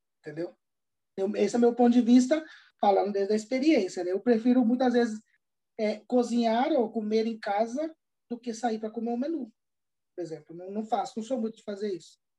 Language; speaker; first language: Portuguese; native; Portuguese